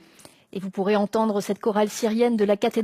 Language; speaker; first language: French; native; French